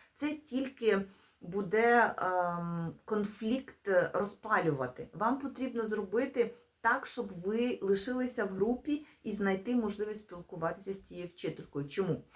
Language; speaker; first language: Ukrainian; non-native, local second language; Russian